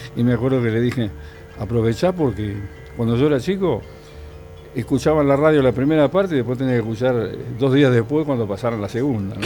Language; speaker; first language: Spanish; native; Spanish